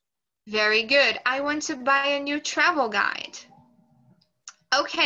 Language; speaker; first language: English; non-native, fluent; Portuguese